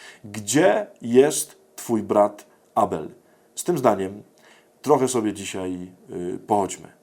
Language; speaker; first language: Polish; native; Polish